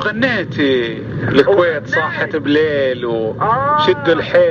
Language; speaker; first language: Arabic; native; Arabic